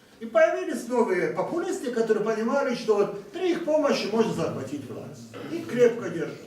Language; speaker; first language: Russian; non-native, fluent; Hungarian